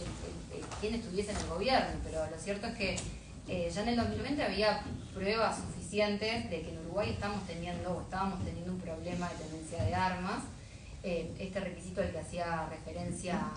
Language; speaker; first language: Spanish; native; Spanish